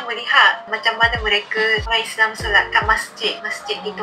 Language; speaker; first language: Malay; non-native, fluent; Japanese